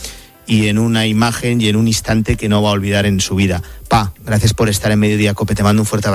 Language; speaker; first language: Spanish; native; Spanish